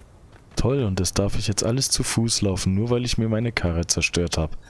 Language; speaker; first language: German; native; German